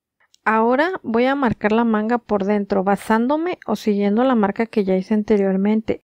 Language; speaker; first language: Spanish; native; Spanish